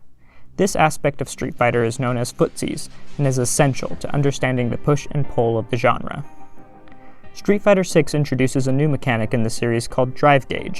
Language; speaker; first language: English; native; English